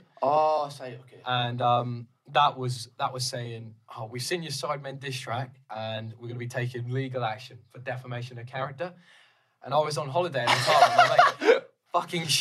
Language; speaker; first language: English; native; English